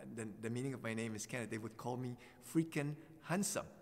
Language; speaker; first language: English; non-native, local second language; Filipino